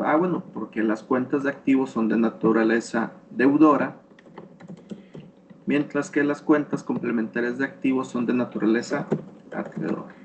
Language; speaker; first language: Spanish; native; Spanish